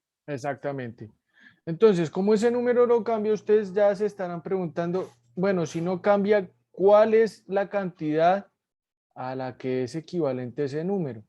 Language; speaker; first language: Spanish; native; Spanish